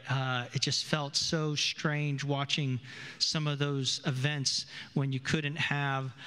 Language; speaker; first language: English; native; English